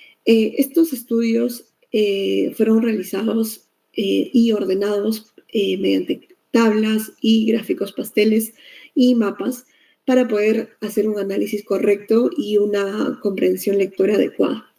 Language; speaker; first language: Spanish; native; Spanish